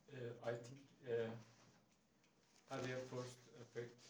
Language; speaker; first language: English; non-native, learner; Turkish